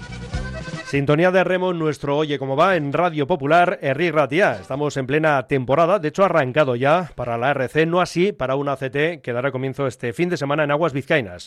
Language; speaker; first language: Spanish; native; Spanish